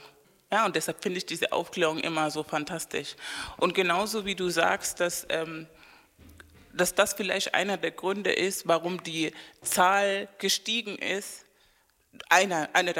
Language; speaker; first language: German; non-native, fluent; Spanish